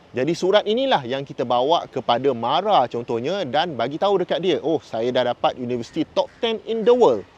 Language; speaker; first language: Malay; native; Malay